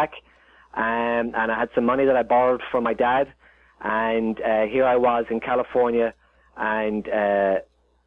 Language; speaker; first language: English; native; English